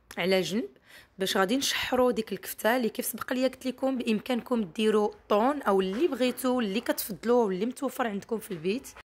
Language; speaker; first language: Arabic; native; Arabic